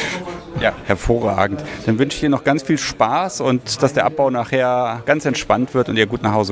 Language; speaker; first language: German; native; German